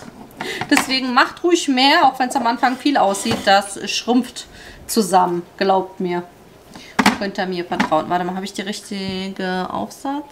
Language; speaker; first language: German; native; German